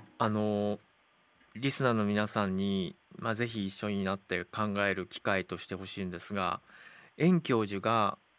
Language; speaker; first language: Japanese; native; Japanese